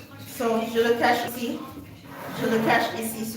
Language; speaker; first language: French; non-native, learner; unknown